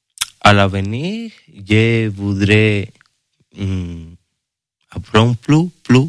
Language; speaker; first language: French; non-native, learner; Spanish